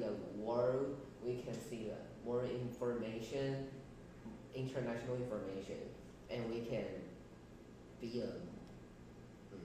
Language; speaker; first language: English; non-native, learner; Chinese